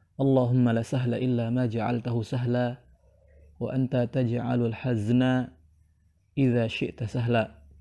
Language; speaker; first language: Arabic; non-native, fluent; Indonesian